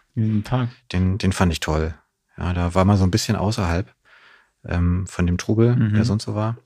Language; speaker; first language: German; native; German